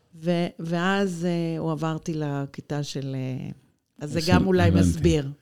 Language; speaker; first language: Hebrew; native; Hebrew